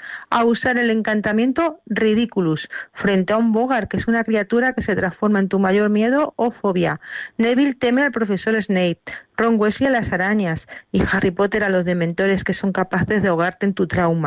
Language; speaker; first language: Spanish; native; Spanish